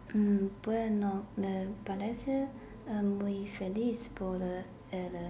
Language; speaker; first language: Spanish; non-native, learner; Chinese